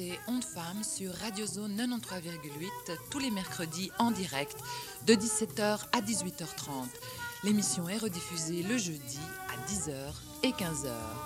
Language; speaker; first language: French; native; French